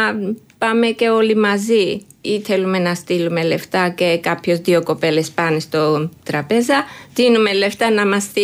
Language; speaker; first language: Greek; non-native, learner; Georgian